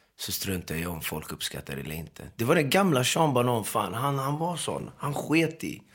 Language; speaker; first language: Swedish; early bilingual, other home language; Persian